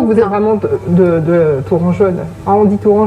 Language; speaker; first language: French; native; French